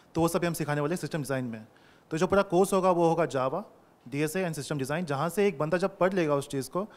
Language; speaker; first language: Hindi; non-native, local second language; Telugu